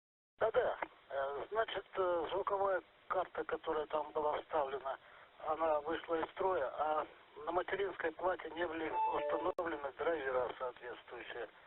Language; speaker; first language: Russian; native; Russian